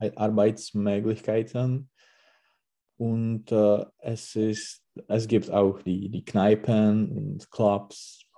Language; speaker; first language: German; non-native, learner; Czech